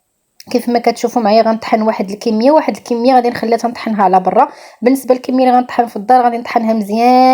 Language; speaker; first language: Arabic; native; Arabic